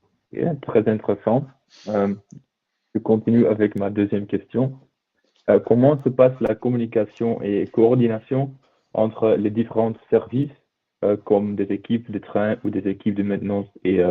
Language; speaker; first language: French; non-native, local second language; Dutch